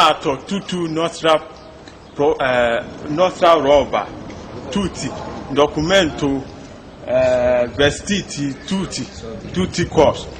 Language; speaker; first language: Italian; non-native, learner; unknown